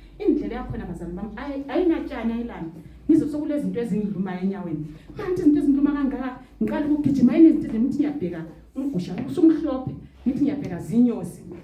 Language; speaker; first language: Zulu; non-native, local second language; Xhosa